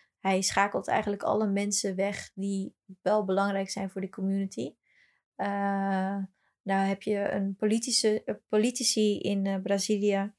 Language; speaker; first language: Dutch; early bilingual, other home language; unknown